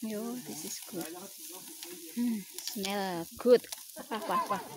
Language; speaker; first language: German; non-native, learner; Indonesian